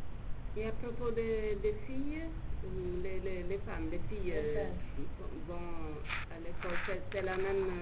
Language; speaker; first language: French; non-native, fluent; Italian